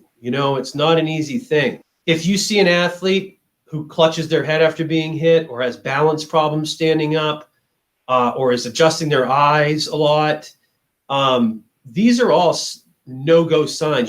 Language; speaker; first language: English; native; English